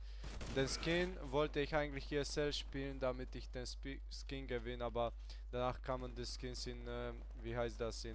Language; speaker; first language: German; early bilingual, other home language; Hungarian